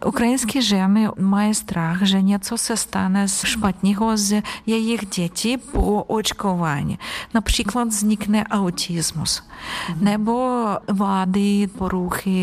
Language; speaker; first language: Czech; non-native, learner; Ukrainian